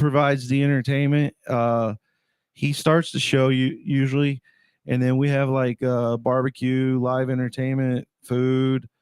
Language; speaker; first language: English; native; English